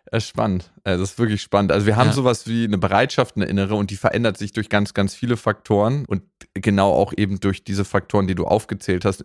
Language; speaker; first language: German; native; German